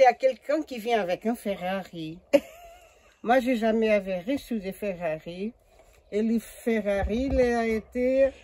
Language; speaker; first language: French; non-native, learner; Portuguese